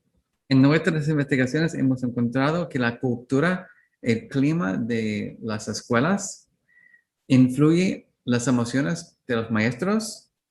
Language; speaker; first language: Spanish; non-native, learner; English